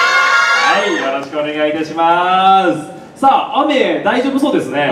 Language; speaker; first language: Japanese; native; Japanese